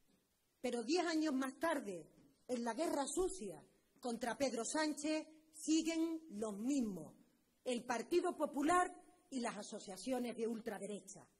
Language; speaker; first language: Spanish; native; Spanish